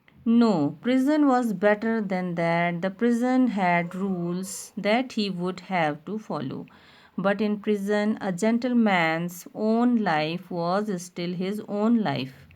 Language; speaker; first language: English; non-native, local second language; Hindi